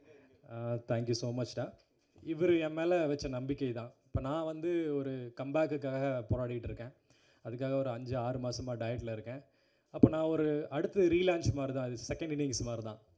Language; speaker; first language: Tamil; native; Tamil